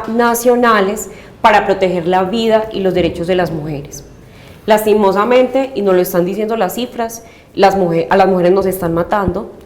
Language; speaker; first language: Spanish; native; Spanish